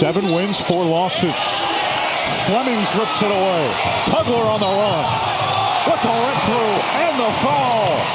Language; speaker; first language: English; native; English